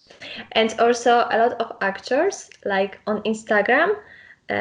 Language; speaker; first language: English; non-native, learner; Polish